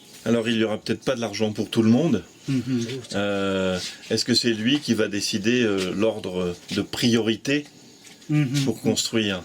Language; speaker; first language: French; native; French